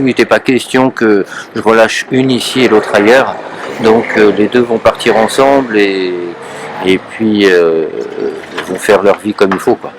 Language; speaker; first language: French; native; French